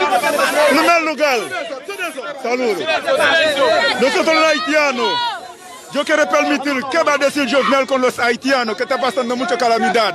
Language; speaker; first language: Spanish; non-native, learner; Haitian Creole